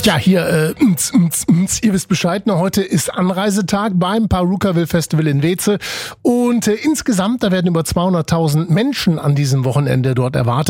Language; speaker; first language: German; native; German